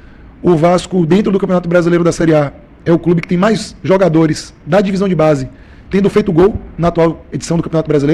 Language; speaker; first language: Portuguese; native; Portuguese